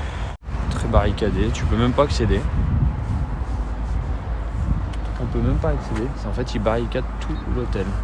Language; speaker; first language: French; native; French